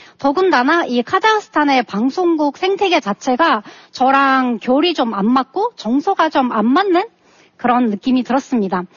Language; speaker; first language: Korean; non-native, fluent; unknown